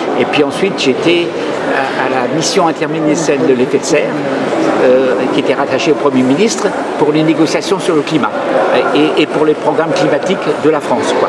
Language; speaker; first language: French; native; French